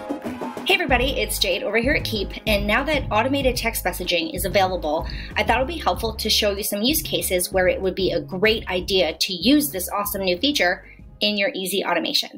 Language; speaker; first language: English; native; English